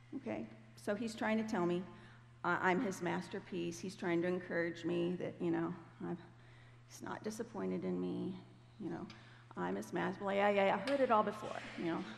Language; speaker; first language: English; native; English